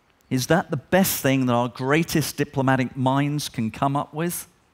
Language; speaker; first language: English; native; English